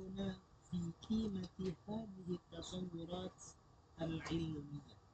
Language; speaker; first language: Arabic; non-native, learner; Indonesian